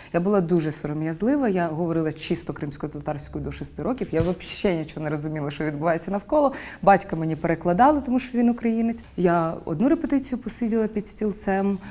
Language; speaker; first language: Ukrainian; non-native, local second language; Crimean Tatar